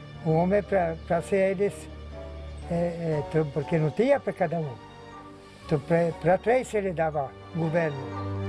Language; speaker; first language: Portuguese; non-native, local second language; Polish